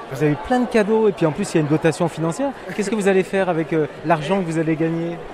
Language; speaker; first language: French; native; French